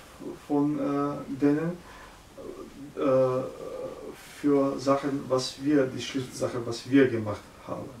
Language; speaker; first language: German; non-native, learner; Bulgarian